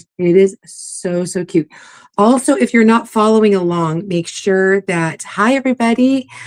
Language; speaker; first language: English; native; English